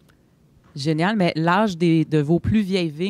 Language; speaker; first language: French; native; French